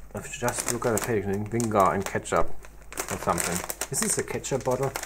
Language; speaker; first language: English; non-native, fluent; German